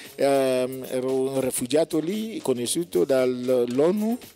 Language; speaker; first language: Italian; non-native, learner; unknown